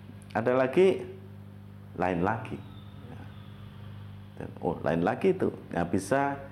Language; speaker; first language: Indonesian; native; Indonesian